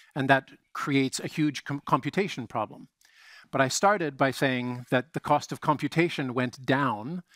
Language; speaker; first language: English; native; English